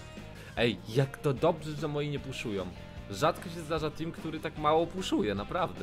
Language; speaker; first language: Polish; native; Polish